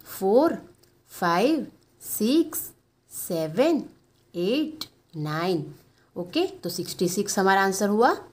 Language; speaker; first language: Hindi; non-native, local second language; Gujarati